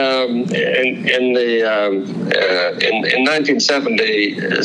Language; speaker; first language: English; native; English